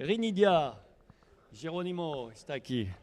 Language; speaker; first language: Spanish; non-native, fluent; French